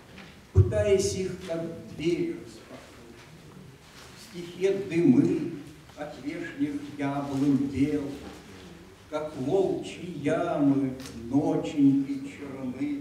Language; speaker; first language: Russian; native; Russian